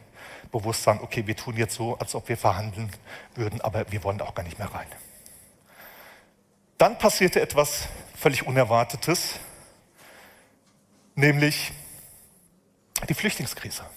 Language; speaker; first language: German; native; German